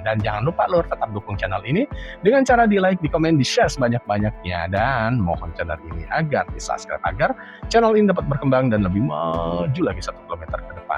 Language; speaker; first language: Indonesian; native; Indonesian